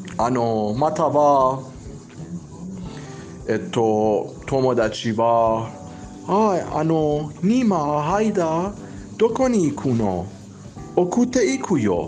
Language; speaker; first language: Japanese; non-native, learner; Persian